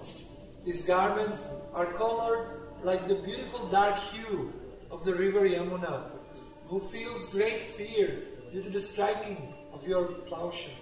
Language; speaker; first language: English; non-native, local second language; Tamil